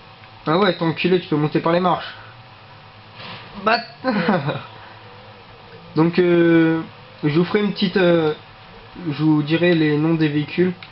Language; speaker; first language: French; native; French